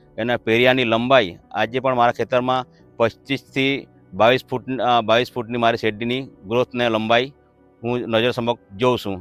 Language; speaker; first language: Gujarati; non-native, local second language; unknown